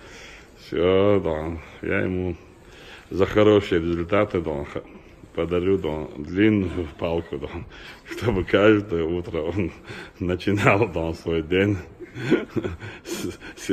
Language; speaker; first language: Russian; non-native, local second language; Chechen